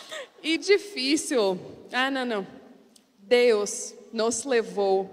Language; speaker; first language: Portuguese; non-native, learner; English